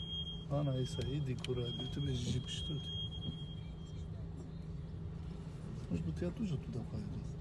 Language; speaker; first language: Russian; non-native, learner; Turkish